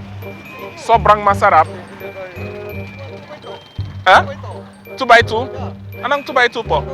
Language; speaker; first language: Filipino; non-native, learner; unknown